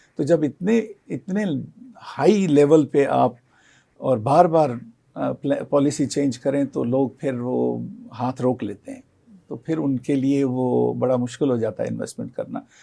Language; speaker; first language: Urdu; non-native, local second language; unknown